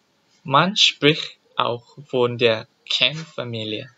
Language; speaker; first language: German; non-native, learner; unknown